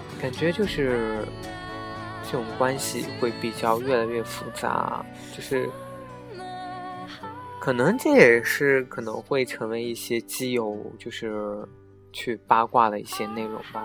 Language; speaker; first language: Chinese; native; Chinese